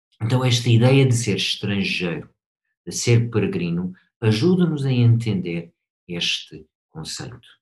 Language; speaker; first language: Portuguese; non-native, fluent; English